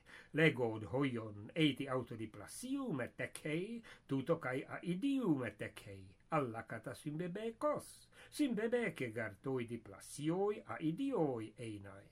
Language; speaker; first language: Greek; non-native, fluent; English